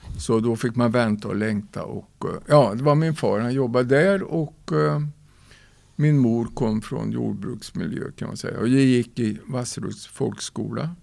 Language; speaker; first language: Swedish; native; Swedish